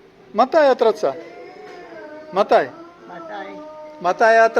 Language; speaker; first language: Hebrew; non-native, learner; Russian